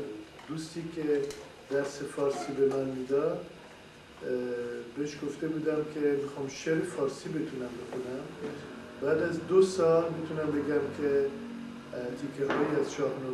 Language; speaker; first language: Persian; non-native, fluent; French